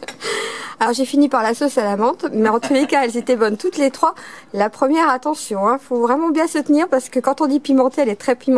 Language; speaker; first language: French; native; French